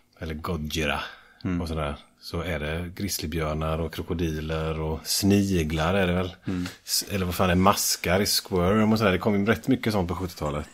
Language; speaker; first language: Swedish; native; Swedish